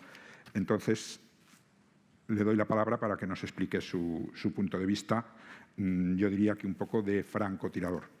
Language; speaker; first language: Spanish; native; Spanish